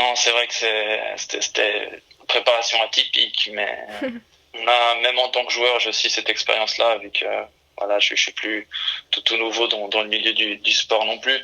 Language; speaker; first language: French; early bilingual, other home language; Portuguese